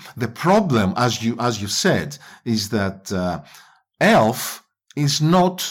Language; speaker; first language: English; non-native, fluent; Greek